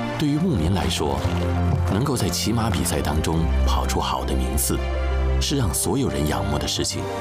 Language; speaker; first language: Chinese; native; Chinese